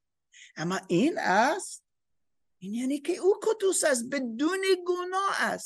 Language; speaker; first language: Persian; non-native, fluent; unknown